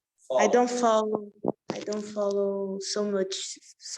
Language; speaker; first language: English; non-native, learner; Portuguese